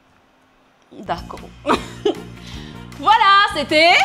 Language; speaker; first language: French; non-native, local second language; Morisyen